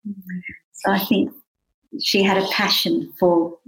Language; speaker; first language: English; native; English